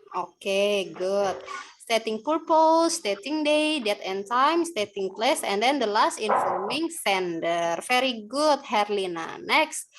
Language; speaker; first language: English; non-native, learner; Indonesian